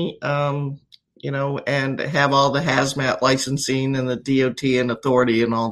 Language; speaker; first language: English; native; English